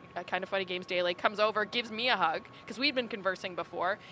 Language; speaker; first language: French; non-native, fluent; English